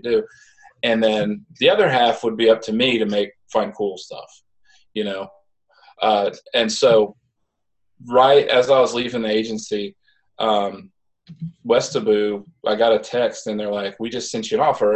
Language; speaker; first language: English; native; English